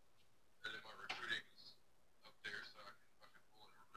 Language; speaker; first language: English; native; English